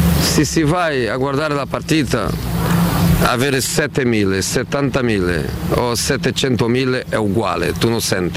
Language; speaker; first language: Italian; non-native, fluent; Portuguese